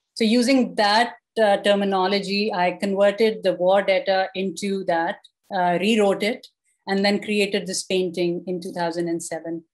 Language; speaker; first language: English; non-native, local second language; Urdu